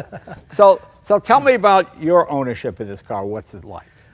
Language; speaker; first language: English; native; English